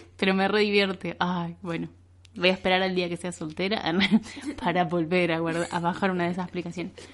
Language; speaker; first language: Spanish; native; Spanish